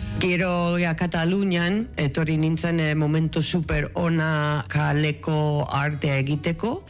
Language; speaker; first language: Basque; non-native, local second language; Spanish